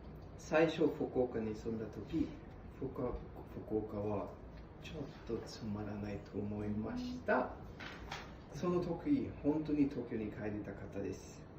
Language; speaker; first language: Japanese; non-native, learner; German